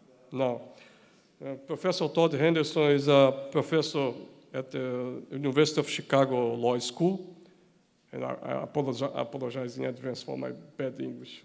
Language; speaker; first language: English; non-native, learner; Portuguese